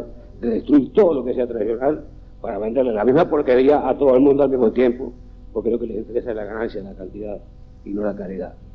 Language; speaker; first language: Spanish; native; Spanish